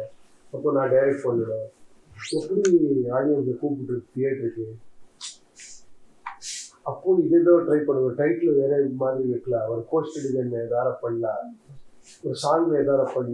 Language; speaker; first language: Tamil; non-native, learner; Kannada